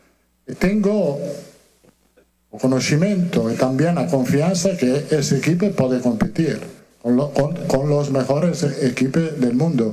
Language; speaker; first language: Portuguese; non-native, learner; Italian